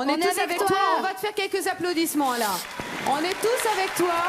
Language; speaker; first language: French; native; French